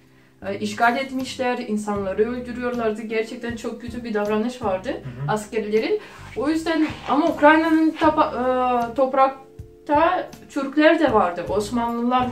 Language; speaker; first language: Turkish; non-native, fluent; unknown